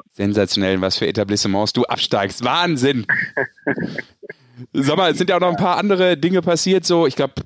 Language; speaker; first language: German; native; German